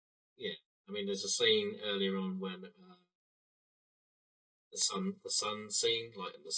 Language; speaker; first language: English; native; English